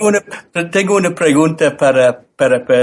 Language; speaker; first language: Spanish; non-native, learner; English